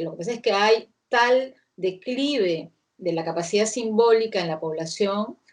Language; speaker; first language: Spanish; native; Spanish